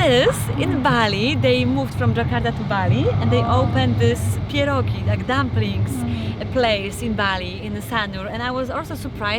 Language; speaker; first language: English; non-native, fluent; Polish